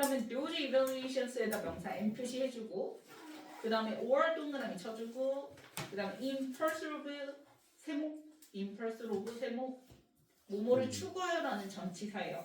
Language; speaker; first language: Korean; native; Korean